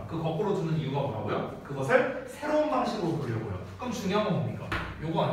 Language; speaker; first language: Korean; native; Korean